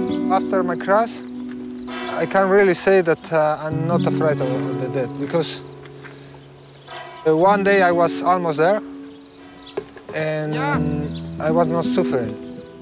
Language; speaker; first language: English; non-native, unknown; Spanish